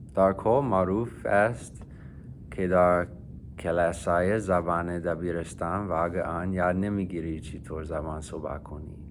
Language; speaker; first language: Persian; non-native, fluent; English